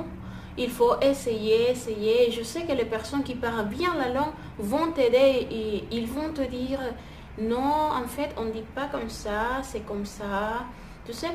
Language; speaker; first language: French; non-native, fluent; Spanish